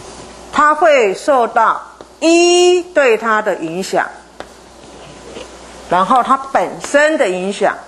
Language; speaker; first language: Chinese; native; Chinese